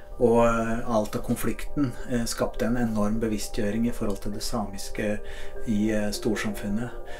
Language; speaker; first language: Norwegian; native; Norwegian